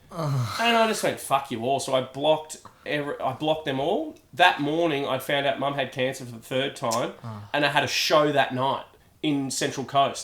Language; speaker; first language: English; native; English